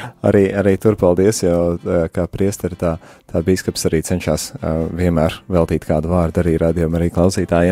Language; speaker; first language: Latvian; native; Latvian